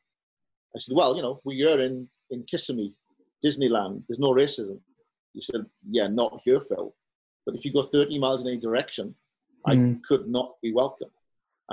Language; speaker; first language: English; native; English